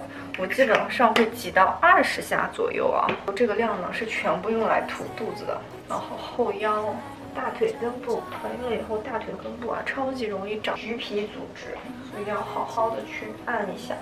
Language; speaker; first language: Chinese; native; Chinese